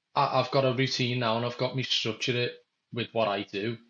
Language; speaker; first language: English; native; English